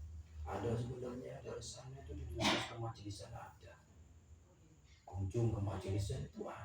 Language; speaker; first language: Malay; non-native, local second language; Javanese